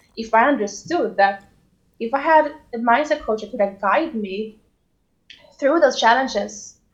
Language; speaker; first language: English; non-native, fluent; Swedish